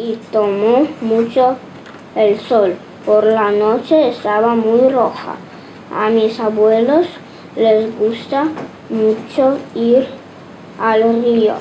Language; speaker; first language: Spanish; non-native, learner; Russian